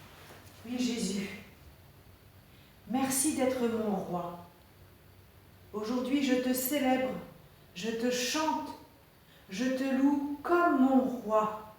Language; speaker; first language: French; native; French